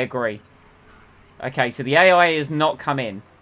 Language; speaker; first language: English; native; English